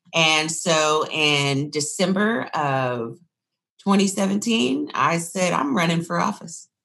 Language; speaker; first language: English; native; English